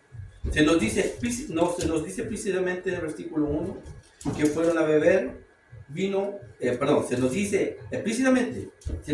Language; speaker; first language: Spanish; native; Spanish